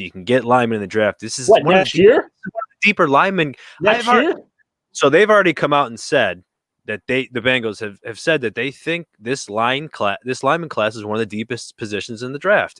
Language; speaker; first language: English; native; English